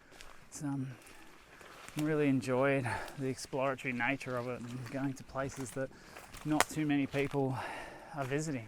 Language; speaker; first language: English; native; English